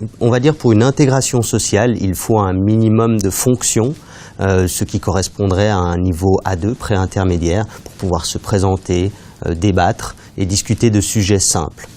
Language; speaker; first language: French; native; French